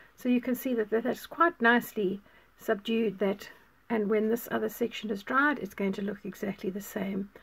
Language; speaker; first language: English; native; English